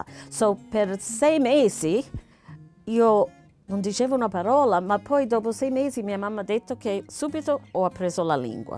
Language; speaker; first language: Italian; early bilingual, heritage; Italian